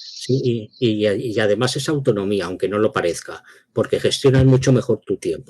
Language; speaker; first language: Spanish; native; Spanish